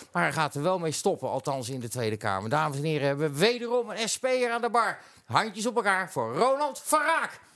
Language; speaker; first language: Dutch; native; Dutch